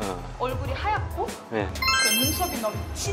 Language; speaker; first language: Korean; non-native, fluent; Uzbek